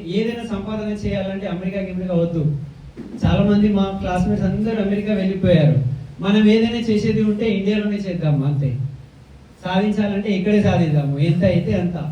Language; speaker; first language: Telugu; non-native, local second language; Hindi